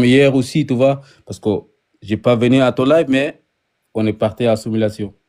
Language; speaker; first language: French; non-native, learner; Arabic